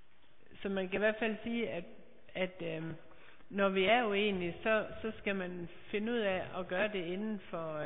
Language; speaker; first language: Danish; native; Danish